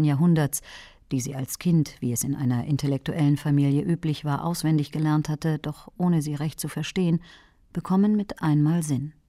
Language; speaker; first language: German; native; German